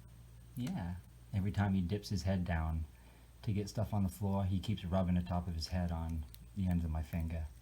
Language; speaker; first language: English; native; English